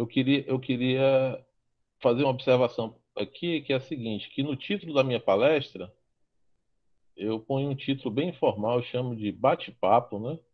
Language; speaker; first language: Portuguese; native; Portuguese